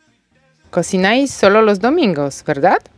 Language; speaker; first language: Spanish; non-native, fluent; Polish